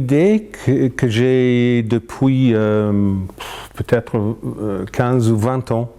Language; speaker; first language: French; non-native, fluent; English